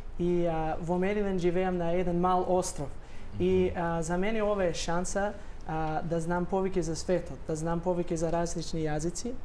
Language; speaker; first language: Macedonian; non-native, learner; English